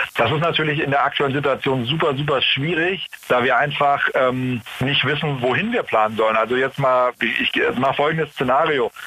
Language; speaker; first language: German; native; German